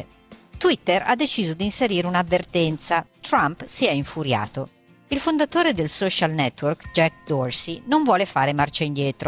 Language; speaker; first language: Italian; native; Italian